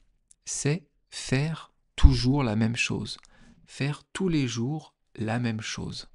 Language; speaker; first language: French; native; French